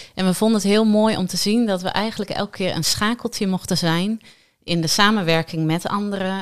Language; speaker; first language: Dutch; native; Dutch